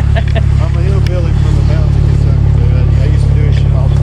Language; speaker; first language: English; native; English